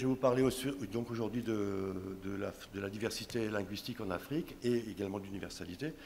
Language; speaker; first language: French; non-native, local second language; Swiss German